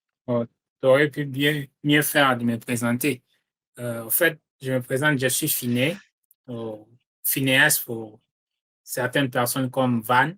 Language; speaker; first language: French; non-native, local second language; Lingala